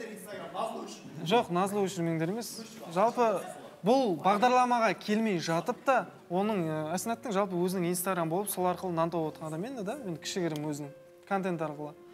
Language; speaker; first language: Kazakh; native; Kazakh